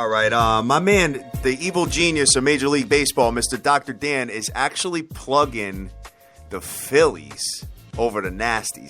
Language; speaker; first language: English; native; English